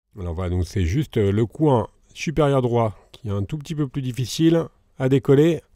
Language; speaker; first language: French; native; French